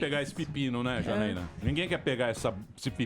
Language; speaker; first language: Portuguese; native; Portuguese